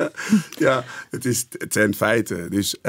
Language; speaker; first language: Dutch; non-native, fluent; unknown